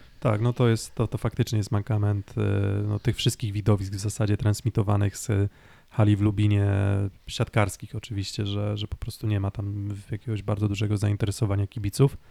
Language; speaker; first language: Polish; native; Polish